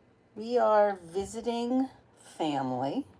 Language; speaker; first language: English; native; English